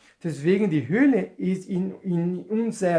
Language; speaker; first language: German; non-native, learner; Portuguese